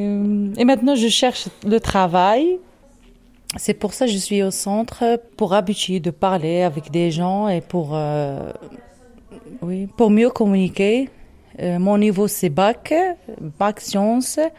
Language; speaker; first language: French; non-native, learner; Arabic